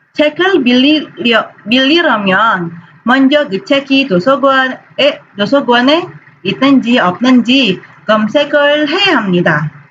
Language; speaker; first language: Korean; non-native, fluent; Indonesian